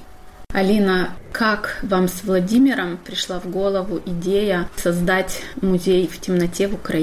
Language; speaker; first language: Russian; native; Russian